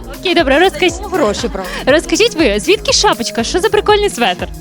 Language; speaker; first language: Ukrainian; native; Ukrainian